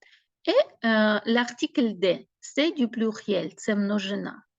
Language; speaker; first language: French; non-native, fluent; Ukrainian